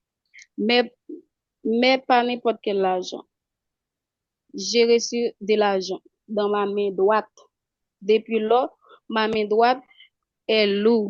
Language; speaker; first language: French; non-native, local second language; Haitian Creole